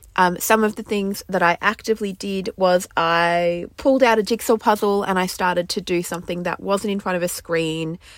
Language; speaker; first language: English; native; English